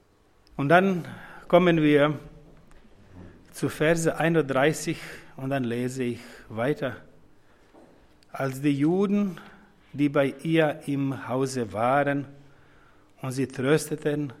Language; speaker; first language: German; non-native, fluent; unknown